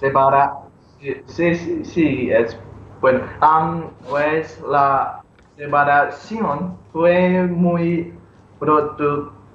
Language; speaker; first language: Spanish; non-native, learner; English